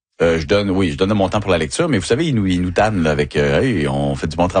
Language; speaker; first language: French; native; French